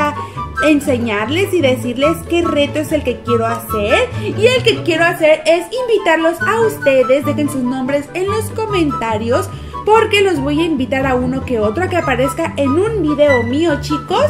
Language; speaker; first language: Spanish; native; Spanish